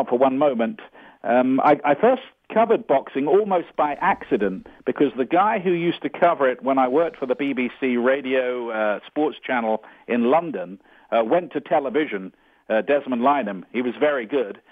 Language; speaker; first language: English; native; English